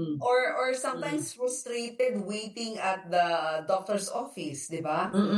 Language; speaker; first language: English; non-native, local second language; Filipino